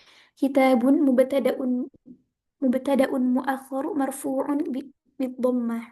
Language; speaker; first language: Arabic; non-native, learner; Indonesian